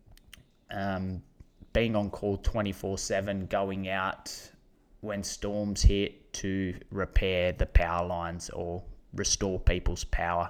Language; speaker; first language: English; native; English